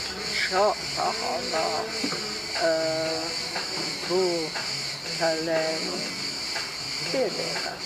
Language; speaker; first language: Turkish; non-native, learner; English